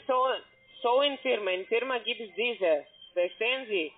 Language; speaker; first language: German; non-native, learner; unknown